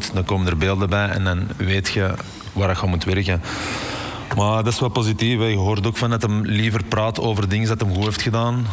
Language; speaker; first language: Dutch; native; Dutch